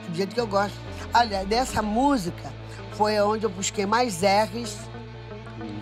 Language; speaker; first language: Portuguese; native; Portuguese